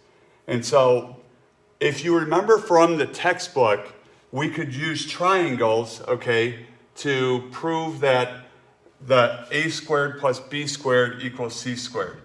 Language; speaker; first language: English; native; English